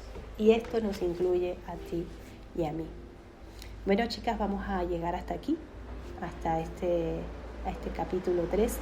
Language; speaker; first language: Spanish; native; Spanish